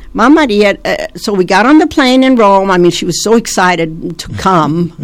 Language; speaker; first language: English; early bilingual, other home language; Italian